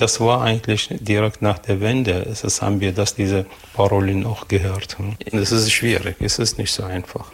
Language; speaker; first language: German; non-native, fluent; Arabic